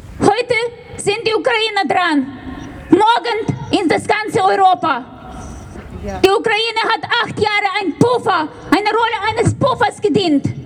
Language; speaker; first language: German; non-native, fluent; Ukrainian